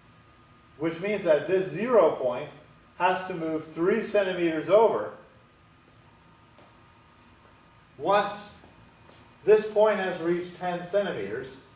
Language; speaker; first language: English; native; English